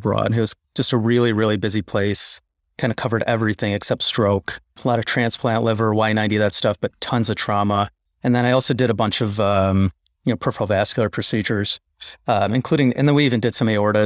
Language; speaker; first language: English; native; English